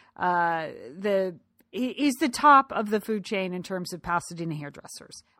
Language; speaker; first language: English; native; English